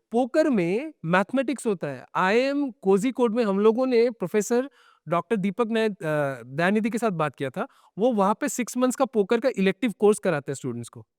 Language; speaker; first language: Hindi; non-native, local second language; Bangla